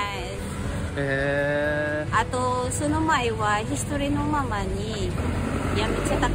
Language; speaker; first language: Japanese; non-native, learner; Filipino